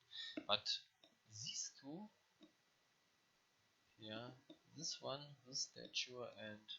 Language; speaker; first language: English; non-native, learner; German